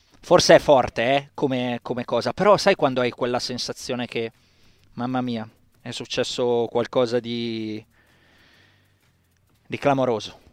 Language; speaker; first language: Italian; native; Italian